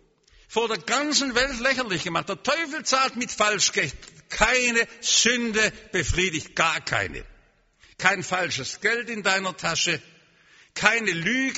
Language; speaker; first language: German; native; German